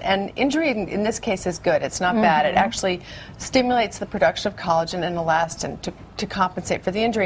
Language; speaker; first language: English; native; English